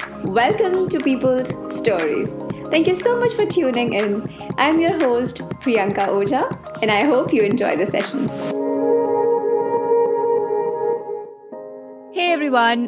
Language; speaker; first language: English; non-native, local second language; Hindi